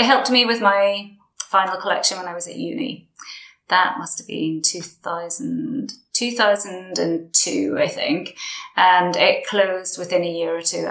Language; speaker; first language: English; native; English